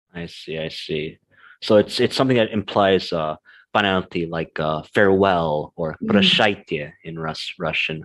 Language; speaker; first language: English; native; English